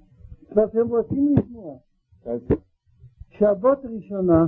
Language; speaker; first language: Hebrew; non-native, learner; Russian